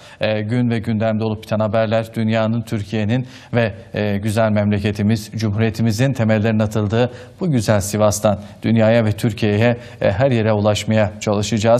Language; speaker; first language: Turkish; native; Turkish